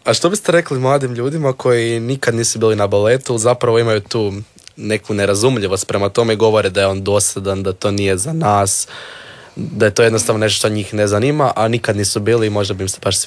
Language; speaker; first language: Serbian; native; Serbian